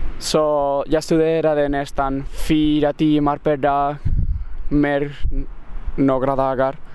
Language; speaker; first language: Swedish; non-native, fluent; Basque